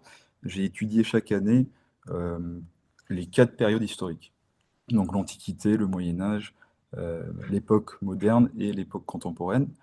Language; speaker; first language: French; non-native, fluent; Turkish